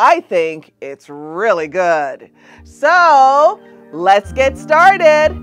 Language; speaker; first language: English; native; English